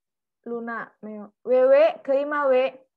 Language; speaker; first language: Chinese; non-native, fluent; Indonesian